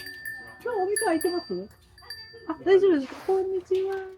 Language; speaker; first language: Japanese; native; Japanese